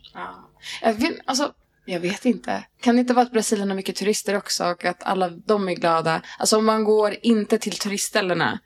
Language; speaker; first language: Swedish; native; Swedish